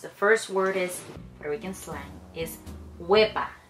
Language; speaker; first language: English; early bilingual, other home language; Spanish